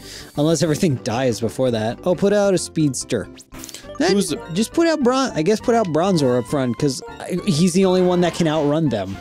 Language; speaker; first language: English; native; English